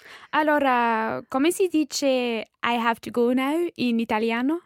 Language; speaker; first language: Italian; non-native, learner; English